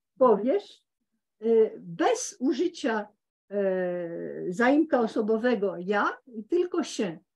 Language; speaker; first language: Polish; early bilingual, heritage; Polish